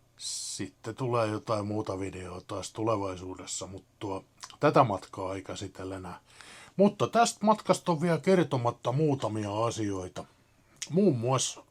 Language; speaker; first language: Finnish; native; Finnish